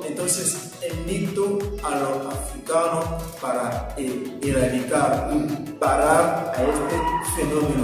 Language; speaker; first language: Spanish; non-native, learner; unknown